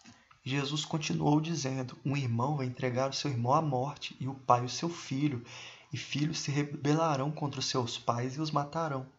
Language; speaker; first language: Portuguese; native; Portuguese